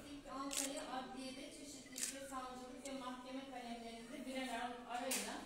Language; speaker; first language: Turkish; native; Turkish